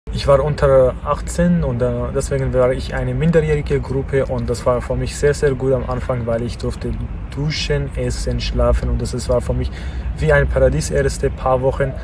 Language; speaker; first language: German; non-native, fluent; Kurdish